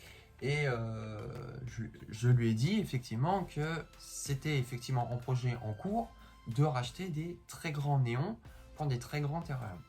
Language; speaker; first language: French; native; French